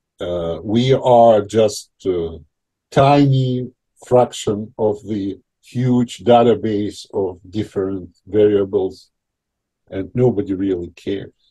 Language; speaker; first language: English; non-native, fluent; Russian